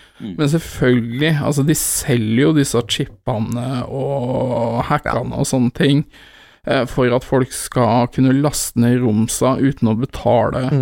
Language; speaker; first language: Norwegian; native; Norwegian